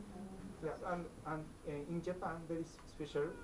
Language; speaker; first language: English; non-native, fluent; Japanese